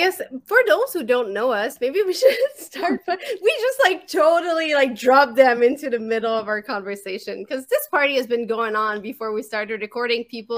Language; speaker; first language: English; non-native, fluent; French